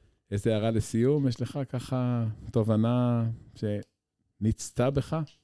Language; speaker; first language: Hebrew; native; Hebrew